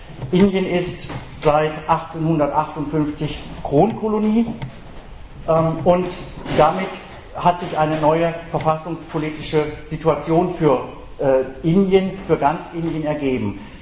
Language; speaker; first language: German; native; German